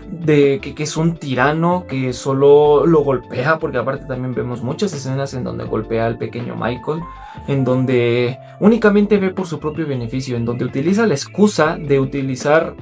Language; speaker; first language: Spanish; native; Spanish